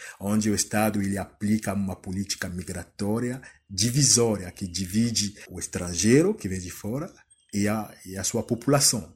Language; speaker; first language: Portuguese; non-native, fluent; French